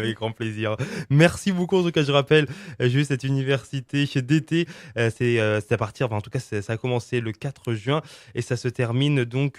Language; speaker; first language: French; native; French